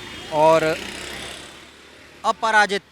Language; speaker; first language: Hindi; native; Hindi